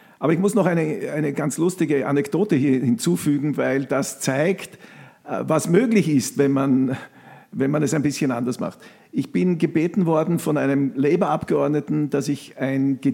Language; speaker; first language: German; native; German